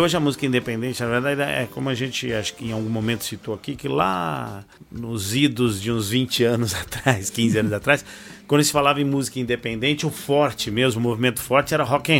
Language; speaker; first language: Portuguese; native; Portuguese